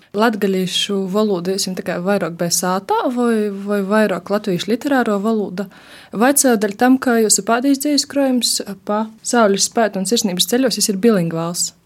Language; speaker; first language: Latvian; native; Latvian